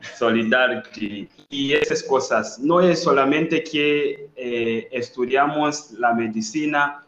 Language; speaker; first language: Spanish; non-native, learner; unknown